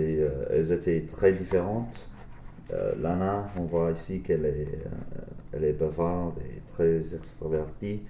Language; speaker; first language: French; non-native, learner; English